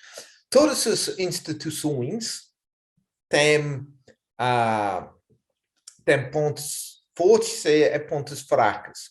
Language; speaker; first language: Portuguese; non-native, fluent; English